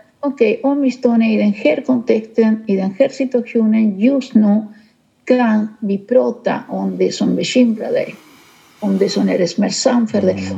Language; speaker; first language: Swedish; non-native, fluent; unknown